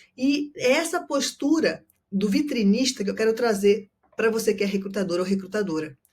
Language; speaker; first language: Portuguese; native; Portuguese